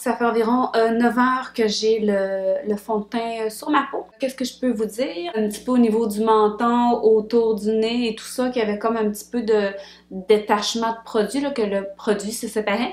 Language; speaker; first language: French; native; French